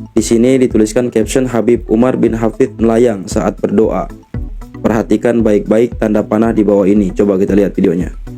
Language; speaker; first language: Indonesian; native; Indonesian